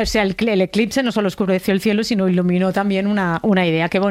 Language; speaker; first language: Spanish; native; Spanish